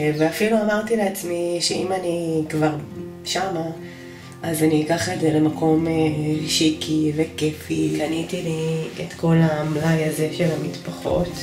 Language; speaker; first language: Hebrew; native; Hebrew